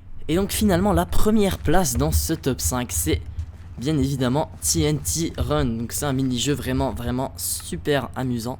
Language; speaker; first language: French; native; French